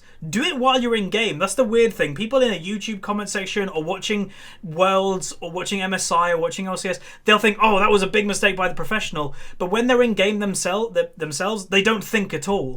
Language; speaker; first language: English; native; English